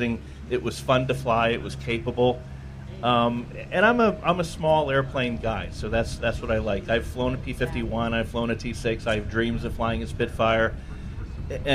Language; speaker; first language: English; native; English